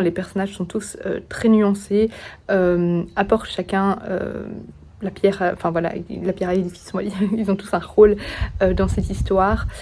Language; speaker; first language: French; native; French